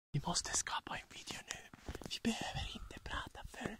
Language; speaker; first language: Swedish; non-native, learner; Italian